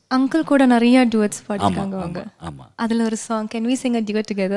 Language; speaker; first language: Tamil; non-native, local second language; Malayalam